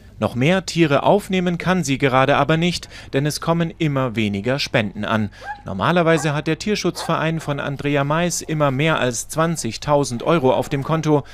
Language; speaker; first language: German; native; German